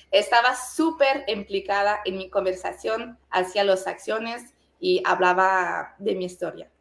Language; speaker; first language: Spanish; non-native, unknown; French